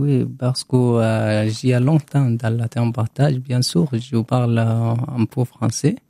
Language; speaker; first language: French; non-native, learner; Arabic